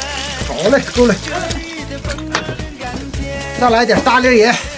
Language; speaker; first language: Chinese; native; Chinese